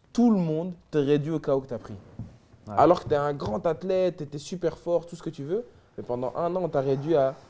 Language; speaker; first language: French; native; French